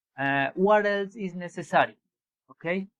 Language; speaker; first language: English; non-native, learner; Spanish